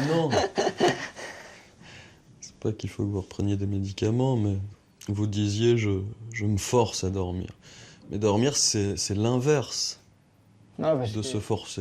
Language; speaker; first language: French; native; French